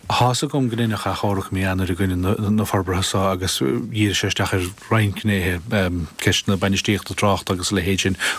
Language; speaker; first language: Irish; native; Irish